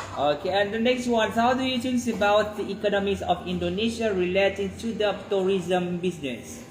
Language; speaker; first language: English; non-native, fluent; Indonesian